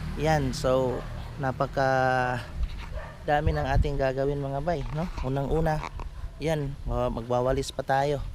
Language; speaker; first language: Filipino; non-native, local second language; Cebuano